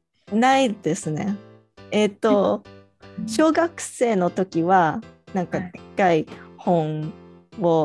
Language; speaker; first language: Japanese; early bilingual, heritage; Japanese